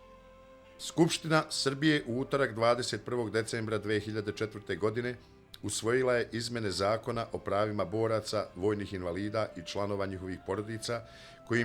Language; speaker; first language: Bosnian; native; Bosnian